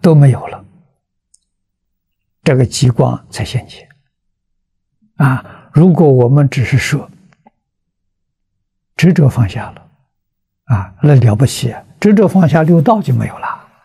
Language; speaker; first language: Chinese; native; Chinese